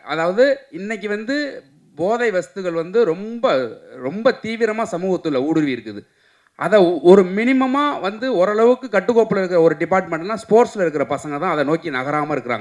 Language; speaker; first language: Tamil; native; Tamil